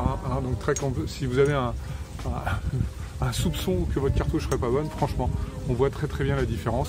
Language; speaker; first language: French; native; French